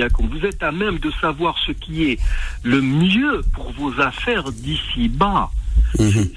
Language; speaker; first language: French; non-native, local second language; Arabic